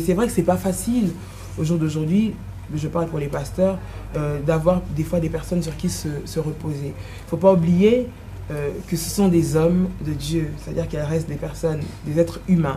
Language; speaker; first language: French; non-native, local second language; Lingala